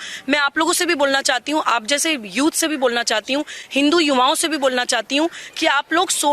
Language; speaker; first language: Hindi; native; Hindi